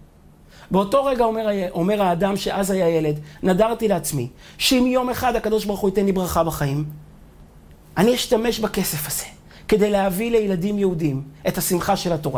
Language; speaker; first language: Hebrew; native; Hebrew